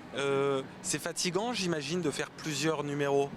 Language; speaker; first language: French; native; French